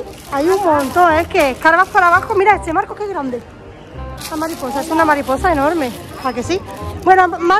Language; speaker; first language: Spanish; native; Spanish